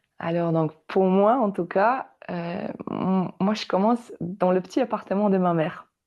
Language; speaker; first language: French; non-native, fluent; Polish